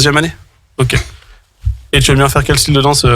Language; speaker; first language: French; native; French